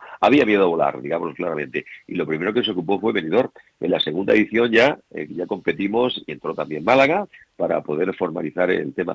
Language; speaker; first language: Spanish; native; Spanish